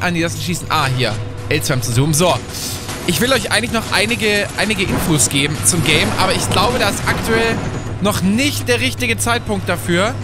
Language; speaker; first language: German; native; German